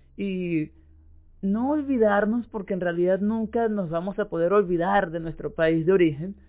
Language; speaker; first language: Spanish; native; Spanish